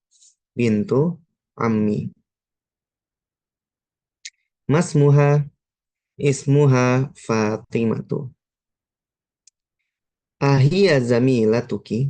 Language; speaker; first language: Arabic; non-native, fluent; Indonesian